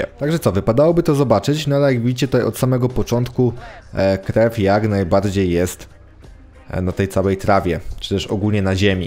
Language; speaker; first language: Polish; native; Polish